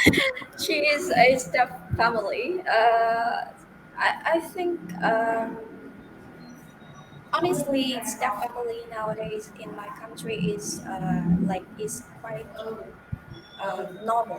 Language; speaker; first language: English; non-native, fluent; Vietnamese